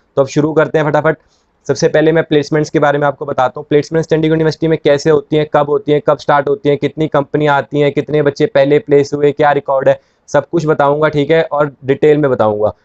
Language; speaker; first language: Hindi; native; Hindi